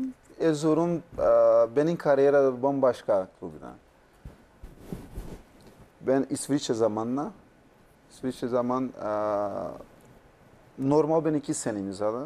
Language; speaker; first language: Turkish; non-native, learner; Portuguese